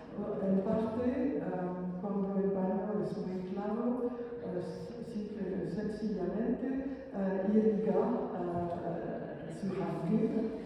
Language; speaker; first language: Spanish; non-native, fluent; French